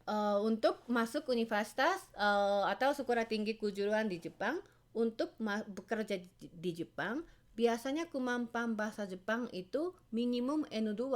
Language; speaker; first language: Indonesian; non-native, fluent; Japanese